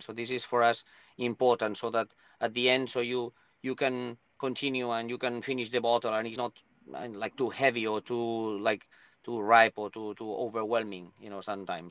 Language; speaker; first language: English; non-native, fluent; Spanish